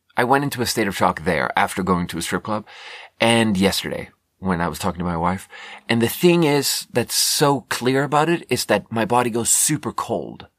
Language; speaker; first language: English; non-native, fluent; Swedish